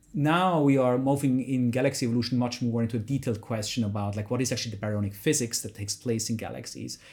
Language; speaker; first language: English; non-native, fluent; German